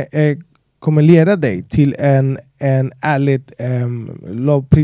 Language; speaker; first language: Swedish; non-native, fluent; Spanish